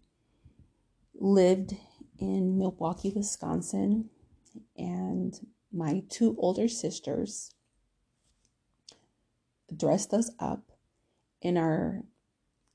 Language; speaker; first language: English; native; English